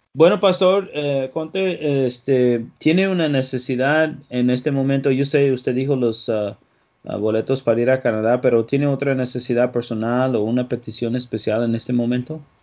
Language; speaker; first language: Spanish; non-native, fluent; English